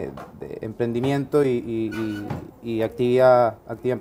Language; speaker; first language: Spanish; native; Spanish